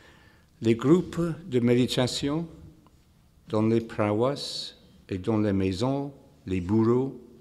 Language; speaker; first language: French; non-native, fluent; English